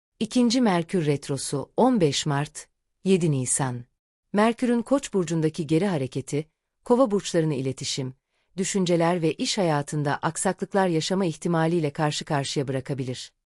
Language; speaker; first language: Turkish; native; Turkish